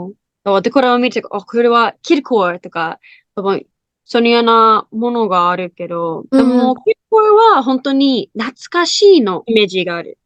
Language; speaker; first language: Japanese; non-native, learner; English